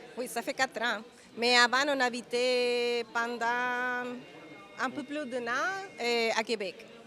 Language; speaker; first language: French; non-native, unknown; Spanish